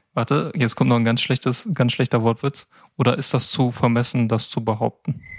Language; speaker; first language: German; native; German